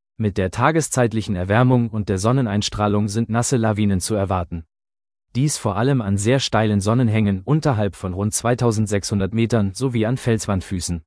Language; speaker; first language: German; native; German